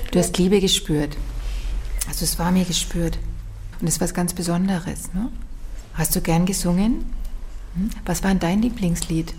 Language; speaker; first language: German; native; German